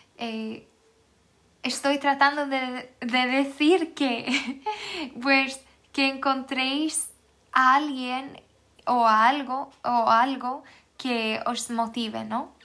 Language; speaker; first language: Spanish; non-native, fluent; Swedish